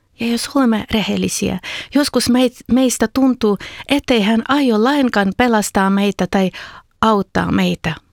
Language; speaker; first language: Finnish; non-native, fluent; Ukrainian